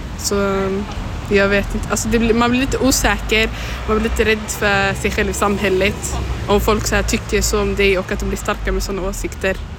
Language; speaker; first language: Swedish; early bilingual, other home language; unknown